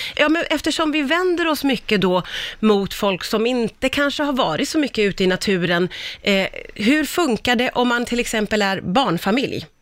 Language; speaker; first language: Swedish; native; Swedish